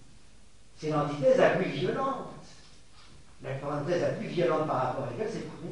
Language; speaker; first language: French; native; French